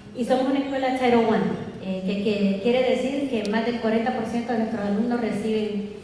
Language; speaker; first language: Spanish; native; Spanish